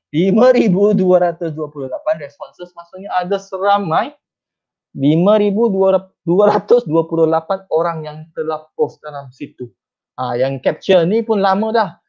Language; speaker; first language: Malay; non-native, local second language; Chinese